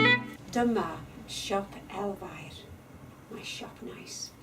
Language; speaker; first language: Welsh; non-native, learner; English